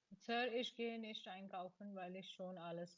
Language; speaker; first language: German; non-native, learner; Urdu